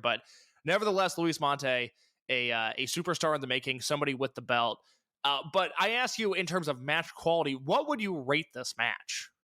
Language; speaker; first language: English; native; English